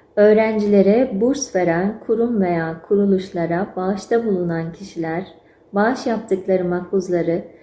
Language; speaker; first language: Turkish; native; Turkish